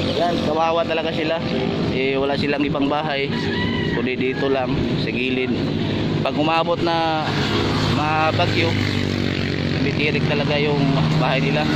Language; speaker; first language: Filipino; non-native, local second language; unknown